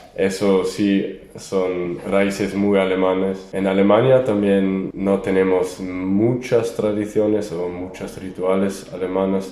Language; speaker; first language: Spanish; non-native, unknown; German